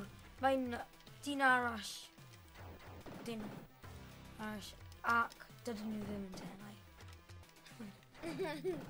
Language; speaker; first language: Welsh; non-native, local second language; English